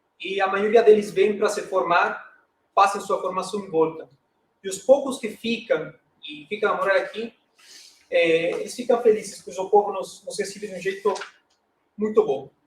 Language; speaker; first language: Portuguese; non-native, fluent; Spanish